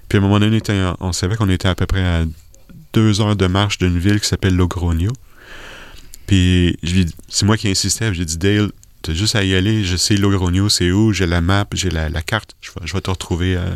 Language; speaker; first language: French; native; French